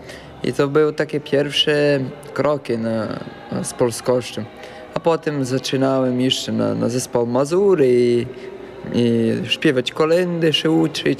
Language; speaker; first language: Polish; early bilingual, heritage; Portuguese